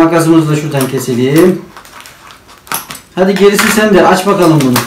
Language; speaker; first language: Turkish; native; Turkish